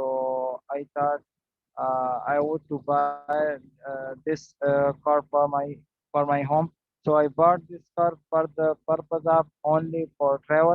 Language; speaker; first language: English; non-native, learner; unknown